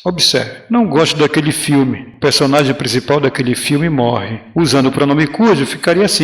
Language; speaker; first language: Portuguese; native; Portuguese